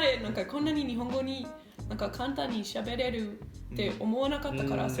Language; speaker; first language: Japanese; non-native, fluent; English